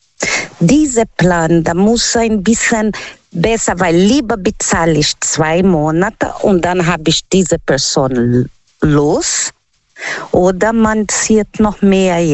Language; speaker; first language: German; non-native, learner; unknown